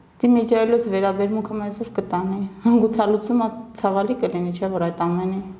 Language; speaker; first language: Armenian; native; Armenian